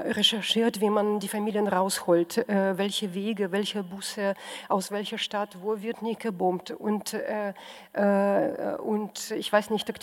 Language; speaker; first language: German; non-native, fluent; Russian